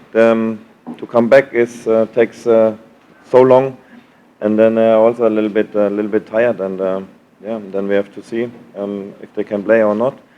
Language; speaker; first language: English; non-native, learner; German